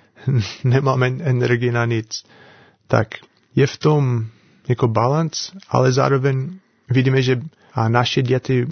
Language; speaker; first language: Czech; non-native, learner; English